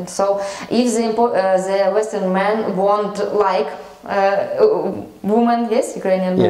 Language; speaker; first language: English; non-native, learner; Russian